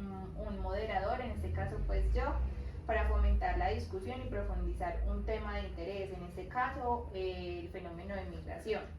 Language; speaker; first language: Spanish; native; Spanish